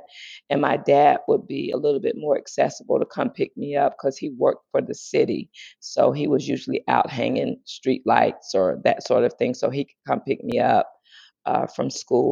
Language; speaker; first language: English; native; English